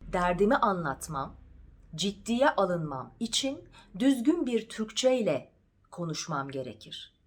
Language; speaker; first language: Turkish; native; Turkish